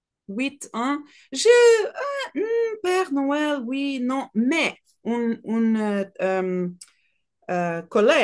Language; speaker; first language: French; non-native, learner; Portuguese